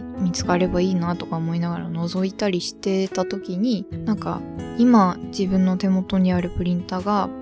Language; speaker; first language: Japanese; native; Japanese